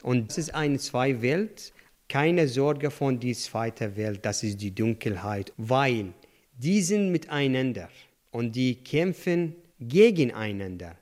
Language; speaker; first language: German; non-native, learner; Arabic